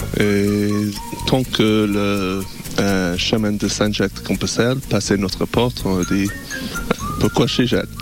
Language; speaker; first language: French; non-native, learner; English